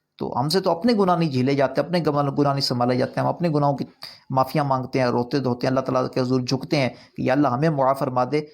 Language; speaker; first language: Urdu; non-native, local second language; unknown